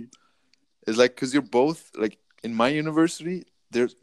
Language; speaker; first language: English; non-native, fluent; German